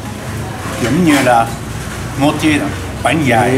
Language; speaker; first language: Vietnamese; non-native, learner; Japanese